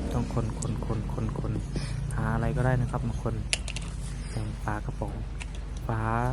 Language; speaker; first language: Thai; non-native, local second language; Hmong